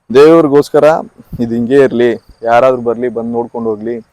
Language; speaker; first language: Kannada; non-native, local second language; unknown